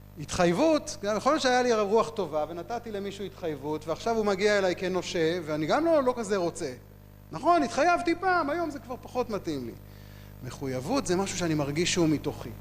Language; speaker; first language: Hebrew; native; Hebrew